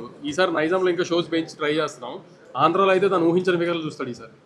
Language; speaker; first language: Telugu; native; Telugu